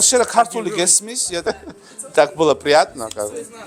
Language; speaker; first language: Russian; non-native, local second language; Georgian